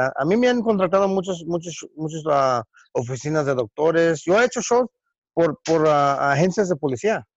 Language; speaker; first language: Spanish; early bilingual, heritage; Spanish